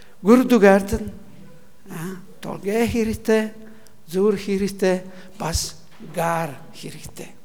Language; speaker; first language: Mongolian; non-native, learner; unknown